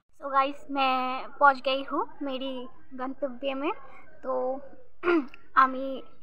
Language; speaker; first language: Hindi; non-native, learner; Bangla